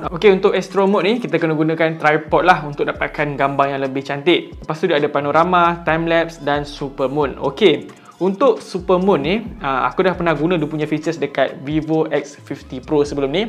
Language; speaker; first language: Malay; native; Malay